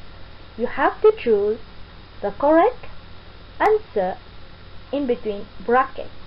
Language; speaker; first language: English; non-native, fluent; French